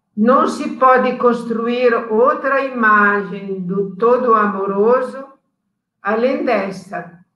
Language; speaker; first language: Portuguese; non-native, fluent; Italian